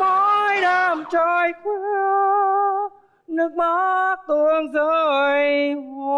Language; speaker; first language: Vietnamese; native; Vietnamese